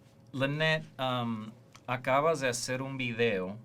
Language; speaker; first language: Spanish; early bilingual, heritage; Spanish